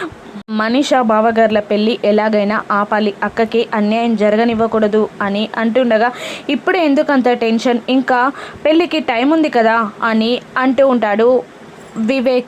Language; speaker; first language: Telugu; native; Telugu